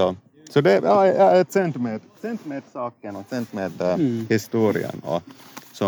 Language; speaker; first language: Swedish; non-native, local second language; Finnish